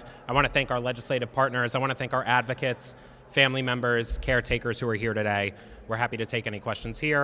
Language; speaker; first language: English; native; English